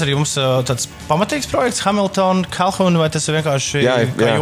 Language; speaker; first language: Latvian; native; Latvian